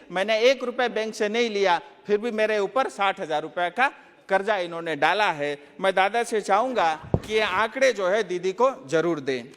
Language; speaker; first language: Hindi; non-native, local second language; Nepali